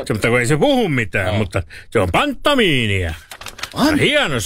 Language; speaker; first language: Finnish; native; Finnish